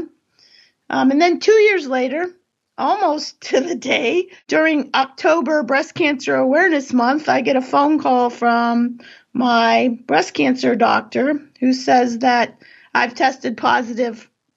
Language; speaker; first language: English; native; English